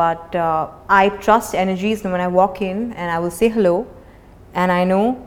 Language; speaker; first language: English; non-native, local second language; Hindi